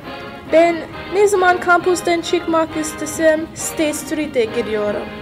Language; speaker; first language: Turkish; non-native, learner; English